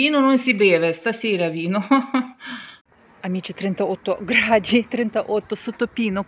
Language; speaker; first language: Italian; non-native, learner; Russian